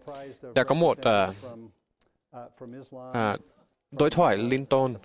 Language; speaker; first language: Vietnamese; non-native, fluent; English